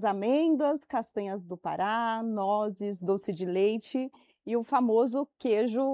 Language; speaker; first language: Portuguese; native; Portuguese